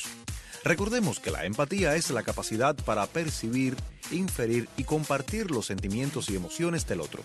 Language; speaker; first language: Spanish; native; Spanish